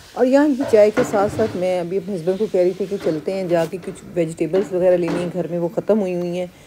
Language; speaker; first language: Urdu; native; Urdu